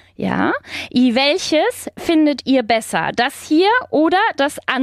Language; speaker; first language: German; non-native, fluent; Spanish